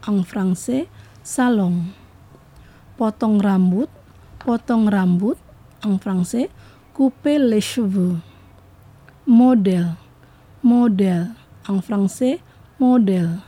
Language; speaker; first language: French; non-native, fluent; Indonesian